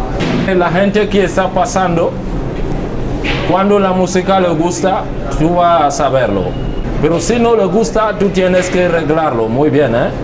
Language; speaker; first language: Spanish; non-native, fluent; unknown